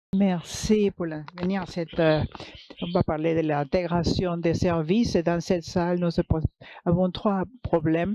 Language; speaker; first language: French; non-native, learner; English